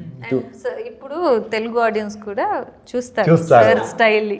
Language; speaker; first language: Telugu; non-native, learner; Kannada